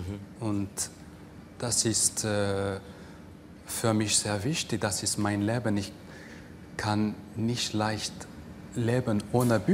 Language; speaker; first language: German; non-native, fluent; English